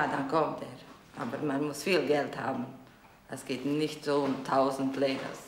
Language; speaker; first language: German; non-native, local second language; Romanian